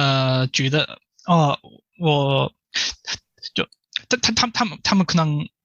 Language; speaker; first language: Chinese; non-native, fluent; English